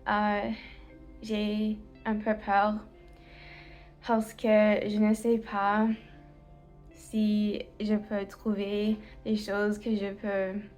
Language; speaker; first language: French; non-native, learner; English